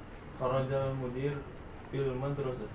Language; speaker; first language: Arabic; non-native, learner; Indonesian